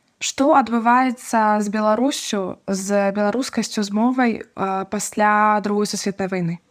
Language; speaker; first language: Belarusian; native; Belarusian